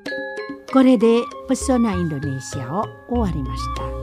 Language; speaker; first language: Japanese; non-native, learner; Indonesian